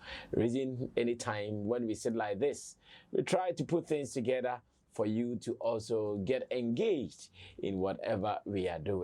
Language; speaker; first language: English; non-native, local second language; Akan